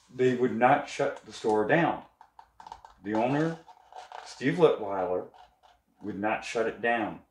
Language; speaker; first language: English; native; English